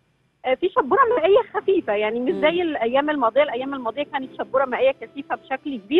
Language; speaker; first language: Arabic; native; Arabic